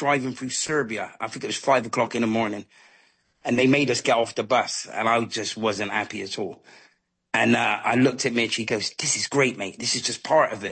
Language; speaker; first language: English; native; English